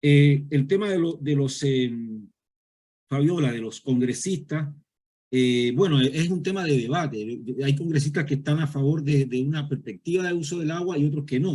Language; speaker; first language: Spanish; native; Spanish